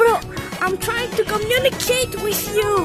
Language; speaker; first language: English; non-native, fluent; Greek